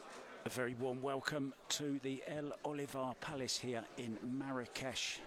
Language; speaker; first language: English; native; English